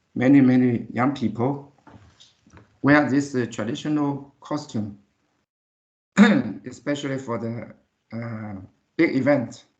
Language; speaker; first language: English; non-native, learner; Chinese